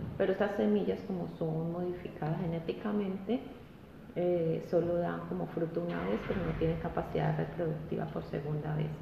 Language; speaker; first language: Spanish; native; Spanish